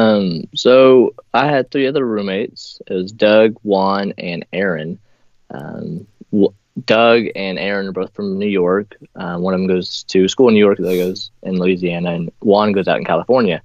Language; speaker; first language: English; native; English